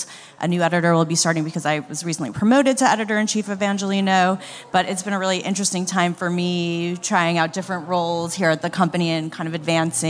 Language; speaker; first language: English; native; English